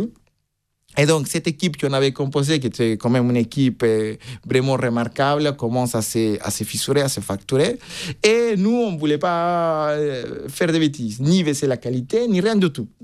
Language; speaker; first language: French; non-native, fluent; Spanish